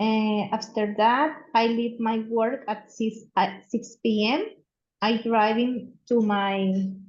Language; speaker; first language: English; non-native, learner; Spanish